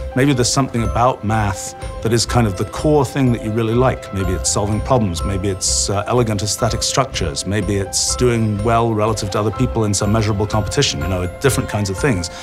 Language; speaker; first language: English; native; English